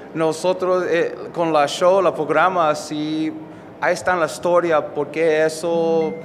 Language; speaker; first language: Spanish; non-native, learner; English